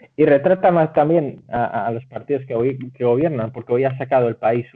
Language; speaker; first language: Spanish; early bilingual, other home language; Catalan